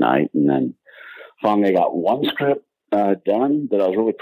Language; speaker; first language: English; native; English